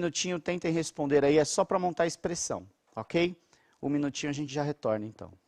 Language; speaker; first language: Portuguese; native; Portuguese